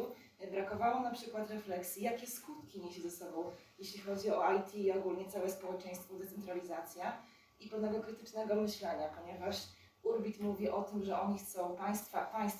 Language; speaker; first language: Polish; native; Polish